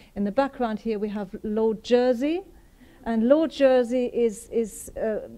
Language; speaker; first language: English; non-native, fluent; German